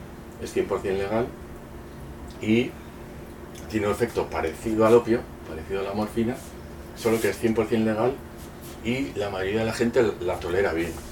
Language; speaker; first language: Spanish; native; Spanish